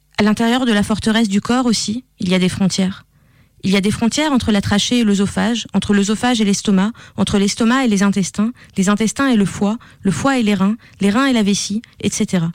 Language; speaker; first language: French; non-native, fluent; Russian